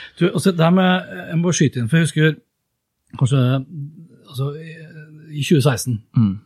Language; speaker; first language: Norwegian; native; Norwegian